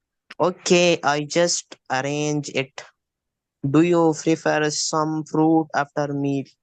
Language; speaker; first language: English; non-native, learner; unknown